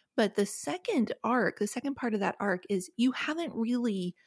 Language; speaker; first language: English; native; English